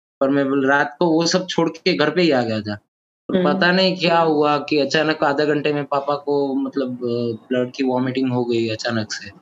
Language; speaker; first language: Hindi; non-native, local second language; Gujarati